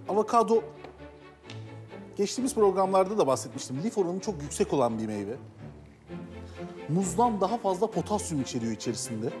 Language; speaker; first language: Turkish; native; Turkish